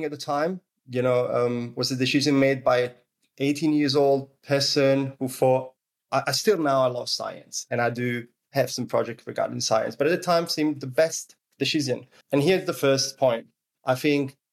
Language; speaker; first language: English; non-native, fluent; Italian